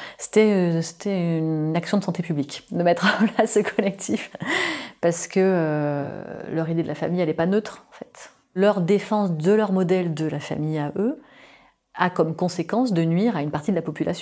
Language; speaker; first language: French; native; French